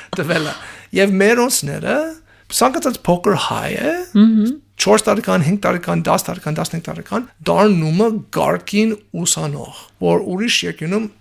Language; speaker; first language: Armenian; non-native, fluent; English